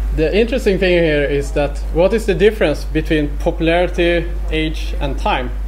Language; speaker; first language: English; non-native, fluent; Swedish